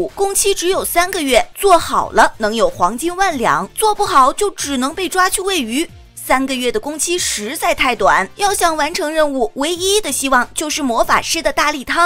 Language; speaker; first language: Chinese; native; Chinese